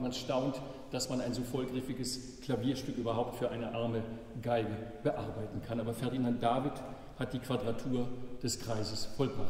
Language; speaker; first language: German; native; German